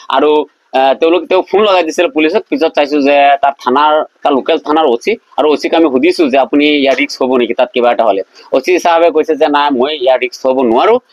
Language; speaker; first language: Assamese; non-native, local second language; Bangla